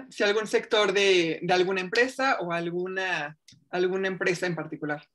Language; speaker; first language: Spanish; native; Spanish